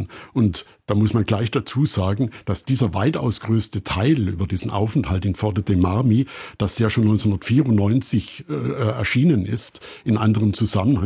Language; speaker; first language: German; native; German